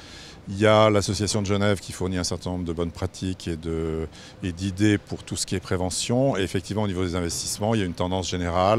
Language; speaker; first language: French; native; French